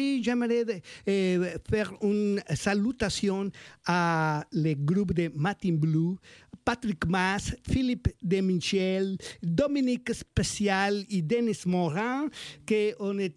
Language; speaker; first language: French; non-native, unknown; Spanish